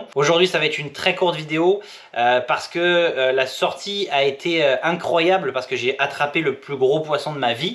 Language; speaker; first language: French; native; French